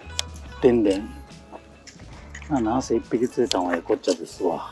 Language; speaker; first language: Japanese; native; Japanese